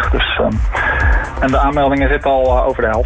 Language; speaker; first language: Dutch; native; Dutch